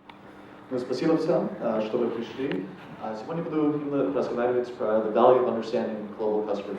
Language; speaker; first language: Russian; non-native, fluent; English